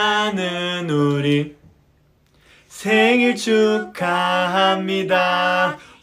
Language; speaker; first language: Korean; early bilingual, heritage; Korean